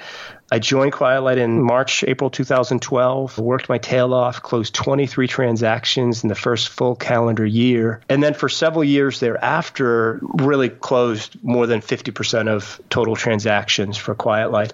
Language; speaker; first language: English; native; English